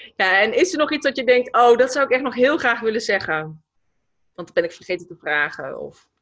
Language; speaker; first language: Dutch; native; Dutch